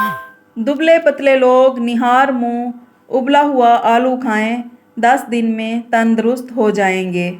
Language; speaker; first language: Urdu; native; Urdu